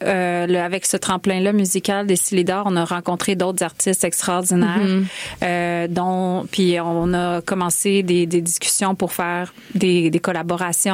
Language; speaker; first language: French; early bilingual, other home language; Spanish